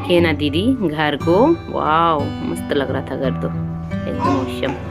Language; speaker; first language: Hindi; native; Hindi